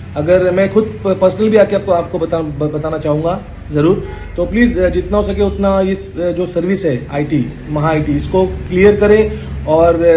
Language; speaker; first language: Hindi; non-native, local second language; Marathi